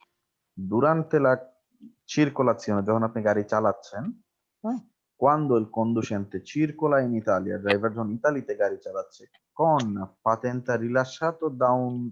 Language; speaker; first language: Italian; non-native, fluent; Bangla